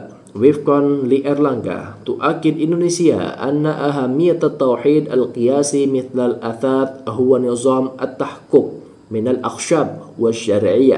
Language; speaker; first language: Arabic; non-native, fluent; Indonesian